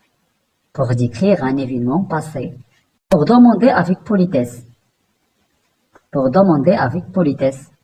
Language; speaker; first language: French; non-native, local second language; Arabic